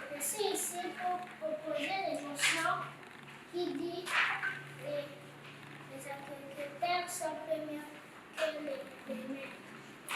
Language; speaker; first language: French; non-native, learner; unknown